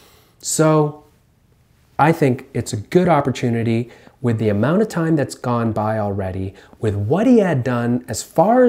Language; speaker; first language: English; native; English